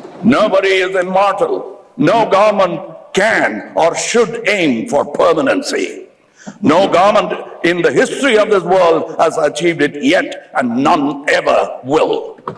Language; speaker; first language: English; non-native, local second language; Tamil